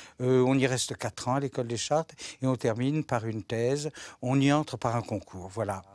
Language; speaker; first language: French; native; French